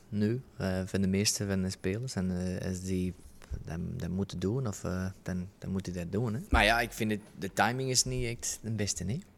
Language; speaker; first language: Dutch; non-native, fluent; English